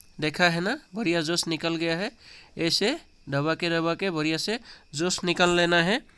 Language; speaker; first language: Hindi; non-native, local second language; Assamese